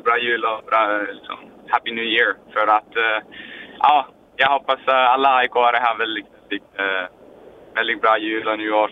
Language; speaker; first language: Swedish; non-native, learner; Finnish